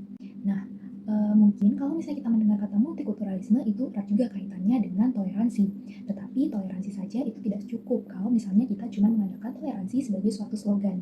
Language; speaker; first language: Indonesian; native; Indonesian